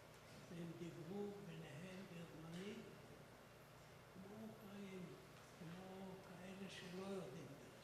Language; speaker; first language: Hebrew; non-native, fluent; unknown